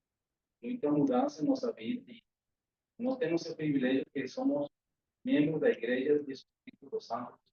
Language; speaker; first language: Portuguese; non-native, learner; Spanish